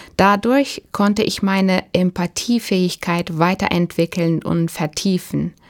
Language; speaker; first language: German; non-native, fluent; Turkish